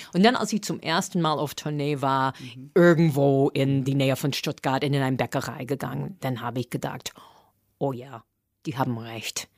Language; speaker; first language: German; non-native, fluent; English